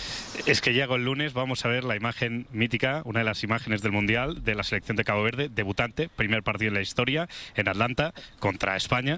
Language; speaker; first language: Spanish; native; Spanish